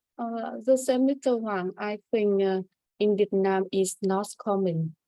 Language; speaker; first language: English; non-native, learner; Vietnamese